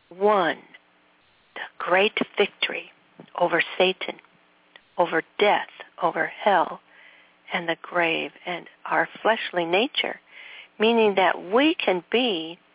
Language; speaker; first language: English; native; English